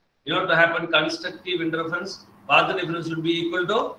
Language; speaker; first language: English; non-native, local second language; Malayalam